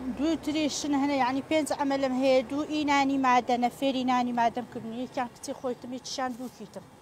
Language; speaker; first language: Central Kurdish; native; Central Kurdish